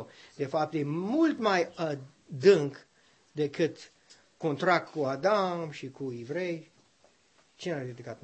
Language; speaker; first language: Romanian; non-native, learner; English